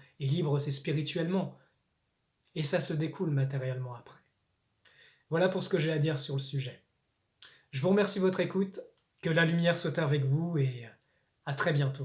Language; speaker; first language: French; native; French